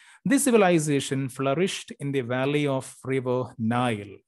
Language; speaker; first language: English; non-native, local second language; Malayalam